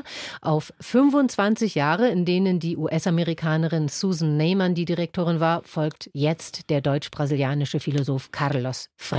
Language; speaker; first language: German; native; German